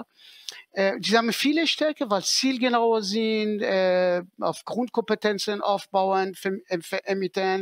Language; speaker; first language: German; non-native, fluent; Persian